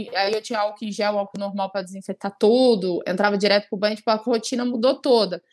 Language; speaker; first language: Portuguese; native; Portuguese